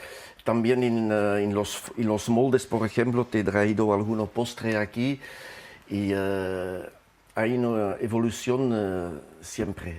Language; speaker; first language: Spanish; non-native, fluent; French